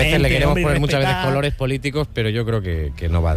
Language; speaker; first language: Spanish; native; Spanish